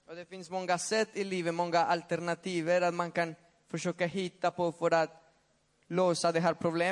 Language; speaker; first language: Swedish; non-native, fluent; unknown